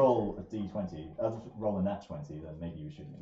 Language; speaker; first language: English; native; English